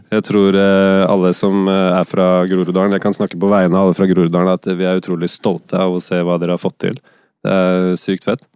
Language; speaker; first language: Norwegian; native; Norwegian